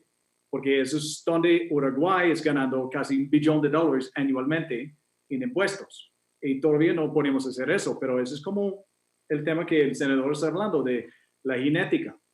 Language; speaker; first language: Spanish; non-native, fluent; English